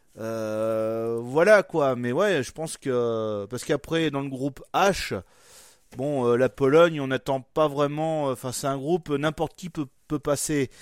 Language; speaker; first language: French; native; French